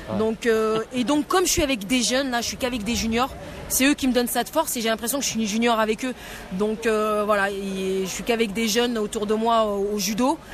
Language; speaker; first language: French; non-native, local second language; Arabic